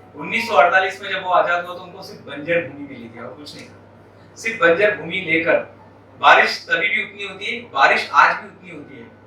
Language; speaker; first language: Hindi; non-native, local second language; Marathi